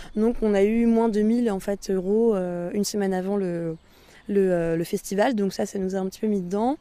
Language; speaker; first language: French; native; French